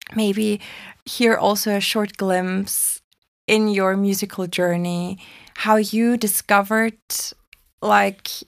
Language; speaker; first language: English; non-native, fluent; German